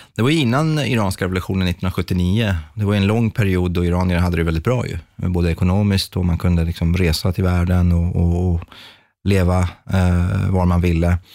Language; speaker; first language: Swedish; early bilingual, other home language; Persian